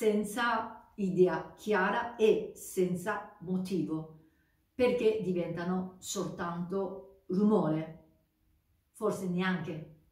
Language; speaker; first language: Italian; non-native, fluent; Japanese